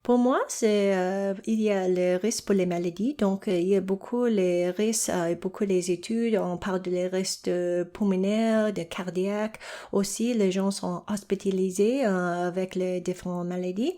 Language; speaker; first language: French; non-native, local second language; English